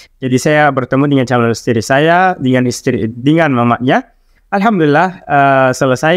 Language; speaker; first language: Indonesian; non-native, local second language; Arabic